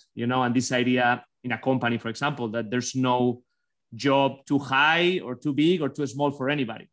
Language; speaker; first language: English; non-native, fluent; Spanish